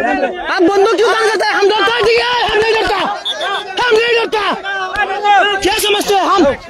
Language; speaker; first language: Hindi; non-native, learner; Bangla